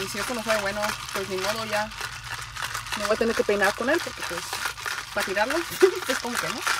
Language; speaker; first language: Spanish; early bilingual, heritage; Spanish